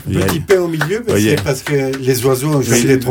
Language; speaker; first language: French; native; French